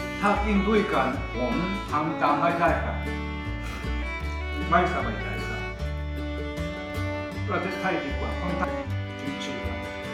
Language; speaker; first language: Thai; non-native, learner; Korean